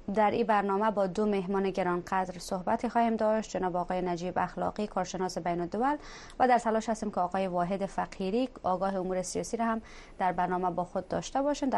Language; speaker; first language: Persian; native; Persian